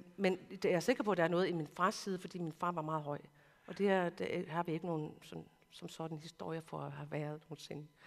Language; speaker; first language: Danish; non-native, local second language; Kalaallisut